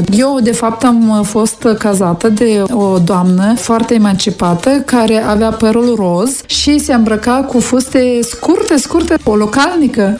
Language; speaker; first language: Romanian; native; Romanian